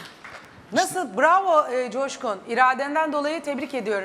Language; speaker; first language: Turkish; native; Turkish